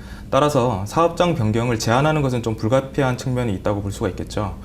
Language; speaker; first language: Korean; native; Korean